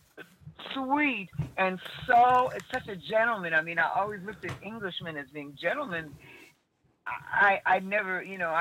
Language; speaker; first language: English; native; English